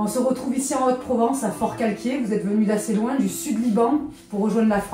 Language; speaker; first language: French; native; French